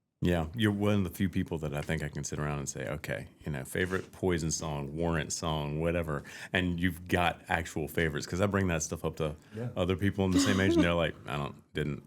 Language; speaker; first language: English; native; English